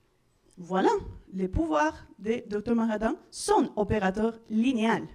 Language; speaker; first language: French; non-native, learner; Spanish